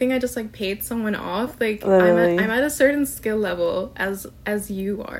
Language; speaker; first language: English; non-native, local second language; Urdu